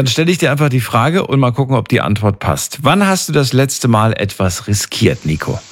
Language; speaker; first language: German; native; German